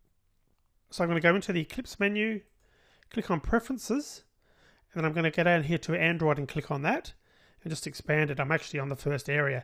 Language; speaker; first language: English; native; English